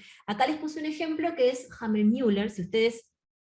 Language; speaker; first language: Spanish; native; Spanish